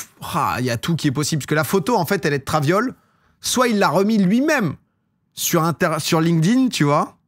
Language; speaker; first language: French; native; French